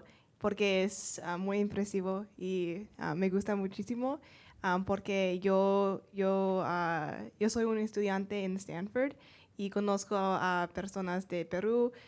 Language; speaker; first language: Spanish; non-native, learner; English